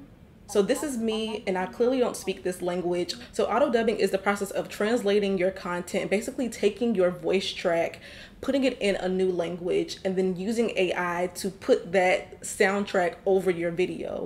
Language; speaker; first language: English; native; English